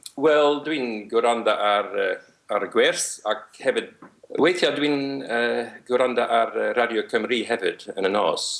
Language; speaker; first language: Welsh; non-native, learner; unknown